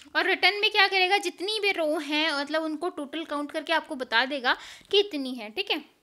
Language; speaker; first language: Hindi; native; Hindi